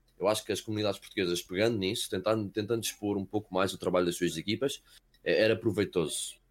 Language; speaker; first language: Portuguese; early bilingual, heritage; Portuguese